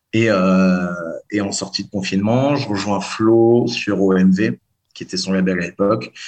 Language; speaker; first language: French; native; French